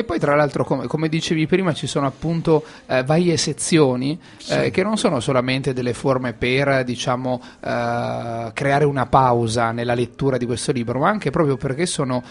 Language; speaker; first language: Italian; native; Italian